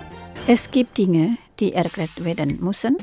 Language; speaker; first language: German; non-native, fluent; Indonesian